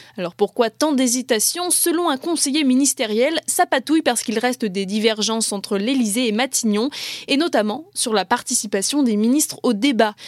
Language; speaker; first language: French; native; French